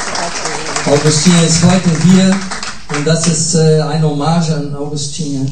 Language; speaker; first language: German; non-native, fluent; Portuguese